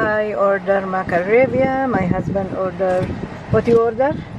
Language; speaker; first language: English; non-native, learner; Arabic